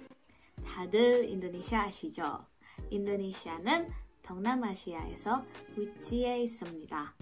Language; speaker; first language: Korean; non-native, fluent; Indonesian